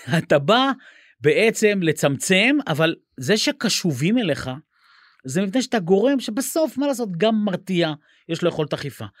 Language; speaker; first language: Hebrew; native; Hebrew